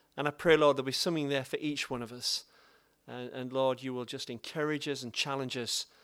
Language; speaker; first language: English; native; English